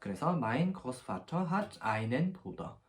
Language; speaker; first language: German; non-native, fluent; Korean